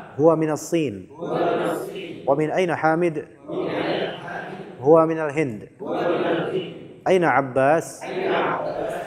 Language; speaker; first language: Arabic; non-native, fluent; Indonesian